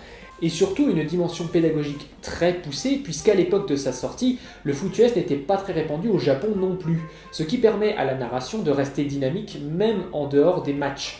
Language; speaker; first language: French; native; French